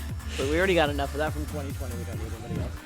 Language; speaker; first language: English; native; English